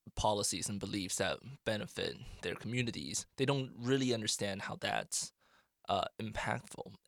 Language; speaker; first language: English; non-native, fluent; Chinese